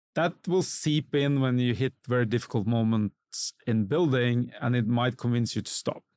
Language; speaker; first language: English; non-native, fluent; Norwegian